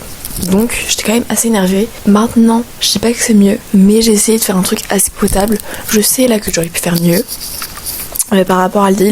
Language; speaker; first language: French; native; French